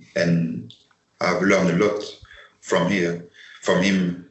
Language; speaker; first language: English; non-native, fluent; French